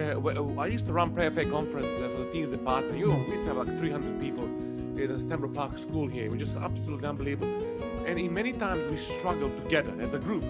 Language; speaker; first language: English; non-native, fluent; Serbian